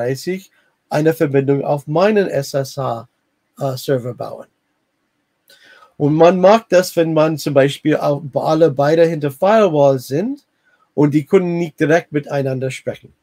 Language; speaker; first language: German; non-native, fluent; English